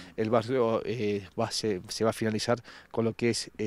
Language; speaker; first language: Spanish; native; Spanish